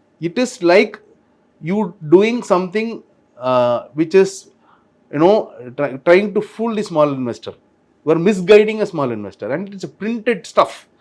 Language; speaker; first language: English; non-native, local second language; Tamil